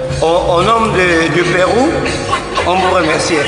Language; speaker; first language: French; non-native, fluent; Spanish